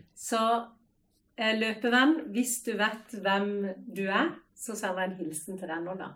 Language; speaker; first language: Norwegian; native; Norwegian